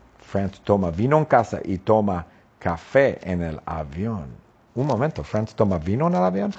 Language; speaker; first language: Spanish; non-native, fluent; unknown